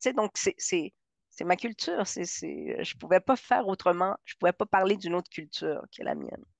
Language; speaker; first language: French; early bilingual, other home language; Spanish